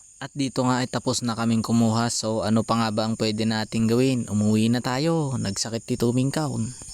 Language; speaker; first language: Filipino; non-native, local second language; Iloko